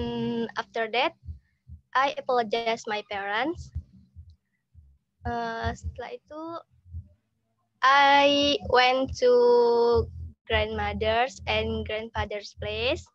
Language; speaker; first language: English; non-native, learner; Indonesian